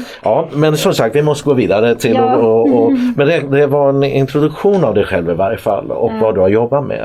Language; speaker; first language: Swedish; native; Swedish